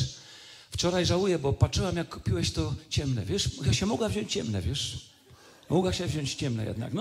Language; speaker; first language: Polish; native; Polish